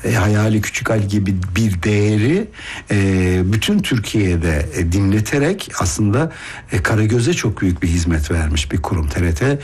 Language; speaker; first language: Turkish; native; Turkish